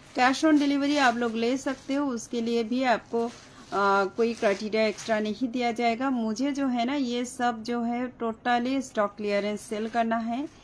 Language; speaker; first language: Hindi; non-native, local second language; Bangla